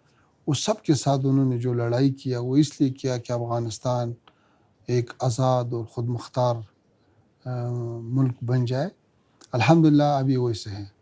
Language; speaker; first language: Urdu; non-native, fluent; Pashto